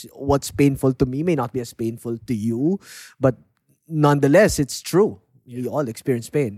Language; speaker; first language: English; non-native, local second language; Filipino